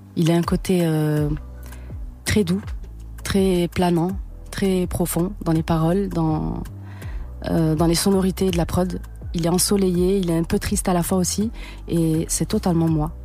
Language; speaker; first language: French; native; French